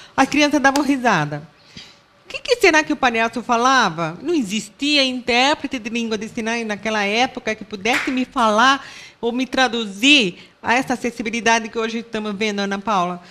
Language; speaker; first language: Portuguese; non-native, local second language; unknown